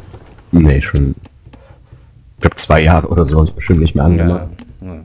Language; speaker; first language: German; native; German